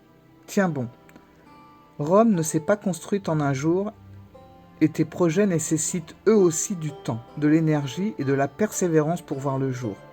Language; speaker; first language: French; native; French